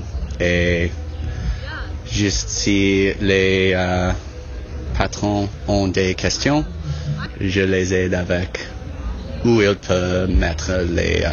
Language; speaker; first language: French; non-native, local second language; English